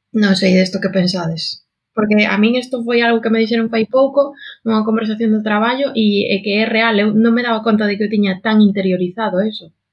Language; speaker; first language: Galician; non-native, local second language; Spanish